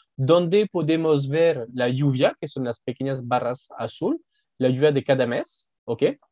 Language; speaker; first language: Spanish; non-native, fluent; French